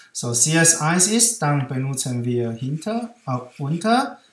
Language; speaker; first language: German; non-native, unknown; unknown